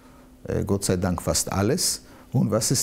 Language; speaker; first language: German; non-native, fluent; Hebrew